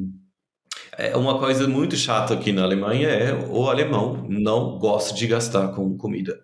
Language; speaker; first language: Portuguese; non-native, fluent; German